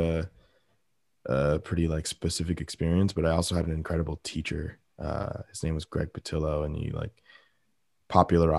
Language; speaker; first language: English; native; English